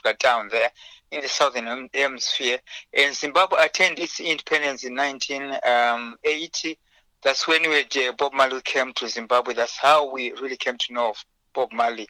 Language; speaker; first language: English; non-native, local second language; Shona